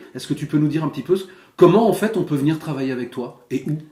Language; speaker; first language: French; native; French